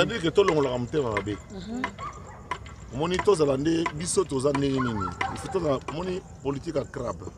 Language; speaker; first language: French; non-native, local second language; Lingala